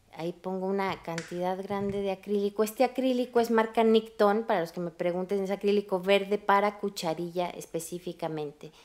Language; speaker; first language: Spanish; native; Spanish